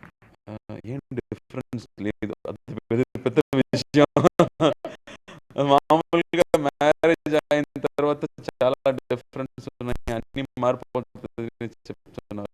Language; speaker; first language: Telugu; non-native, learner; Tamil